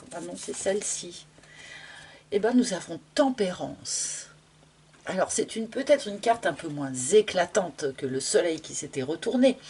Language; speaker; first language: French; native; French